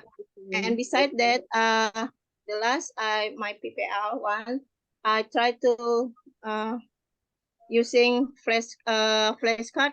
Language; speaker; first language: English; non-native, learner; Indonesian